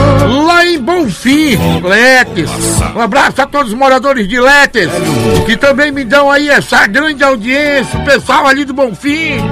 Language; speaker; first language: Portuguese; native; Portuguese